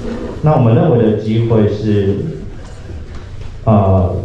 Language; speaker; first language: Chinese; native; Chinese